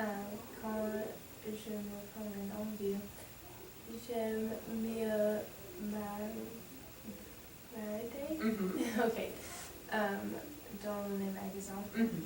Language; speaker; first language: French; non-native, learner; English